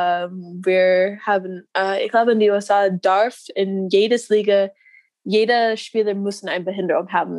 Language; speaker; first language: German; non-native, learner; English